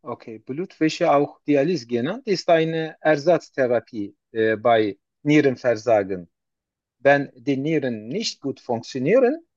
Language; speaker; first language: German; non-native, learner; Turkish